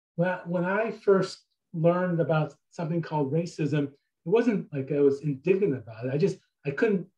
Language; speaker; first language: English; native; English